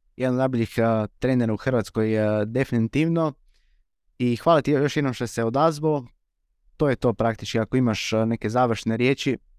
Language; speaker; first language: Croatian; native; Croatian